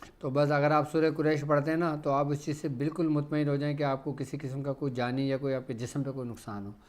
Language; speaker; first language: Urdu; native; Urdu